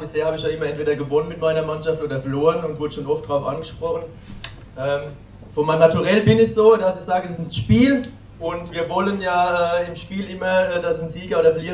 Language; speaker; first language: German; native; German